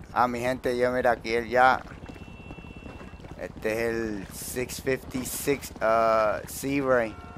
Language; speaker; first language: Spanish; early bilingual, heritage; Spanish